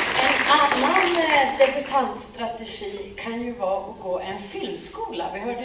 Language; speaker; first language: Swedish; native; Swedish